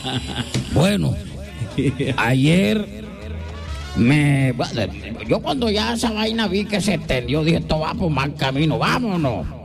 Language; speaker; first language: Spanish; native; Spanish